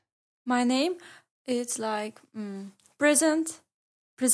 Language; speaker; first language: English; non-native, learner; Ingush